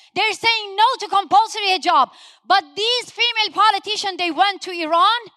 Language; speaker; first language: English; non-native, fluent; Persian